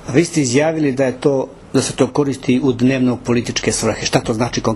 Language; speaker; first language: Serbian; native; Serbian